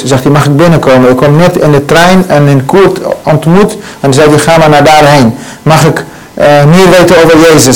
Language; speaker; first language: Dutch; non-native, learner; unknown